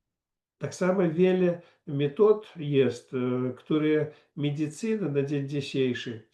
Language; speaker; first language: Polish; non-native, learner; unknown